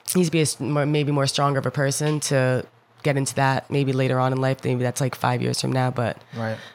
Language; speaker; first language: English; native; English